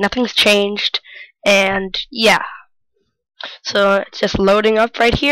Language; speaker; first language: English; native; English